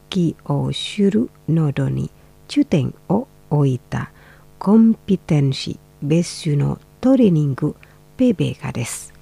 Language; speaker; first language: Japanese; non-native, fluent; Indonesian